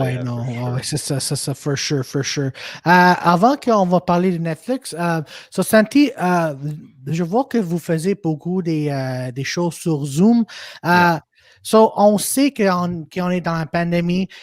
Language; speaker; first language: French; non-native, local second language; English